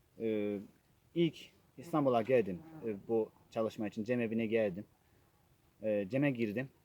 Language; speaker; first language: Turkish; non-native, fluent; Japanese